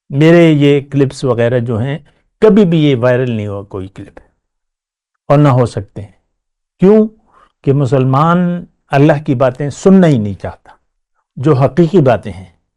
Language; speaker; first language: Urdu; non-native, local second language; Pashto